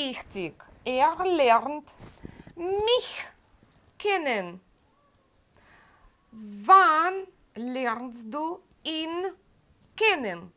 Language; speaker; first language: German; non-native, fluent; Russian